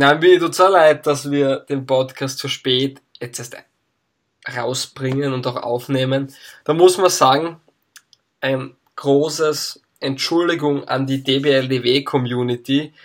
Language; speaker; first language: German; native; German